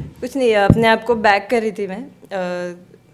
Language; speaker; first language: Hindi; native; Hindi